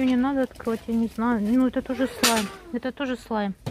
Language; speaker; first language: Russian; native; Russian